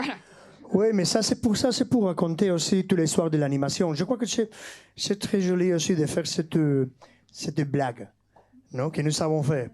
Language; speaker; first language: French; non-native, fluent; Basque